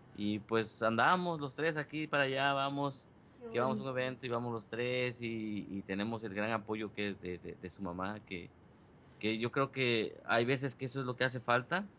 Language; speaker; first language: Spanish; native; Spanish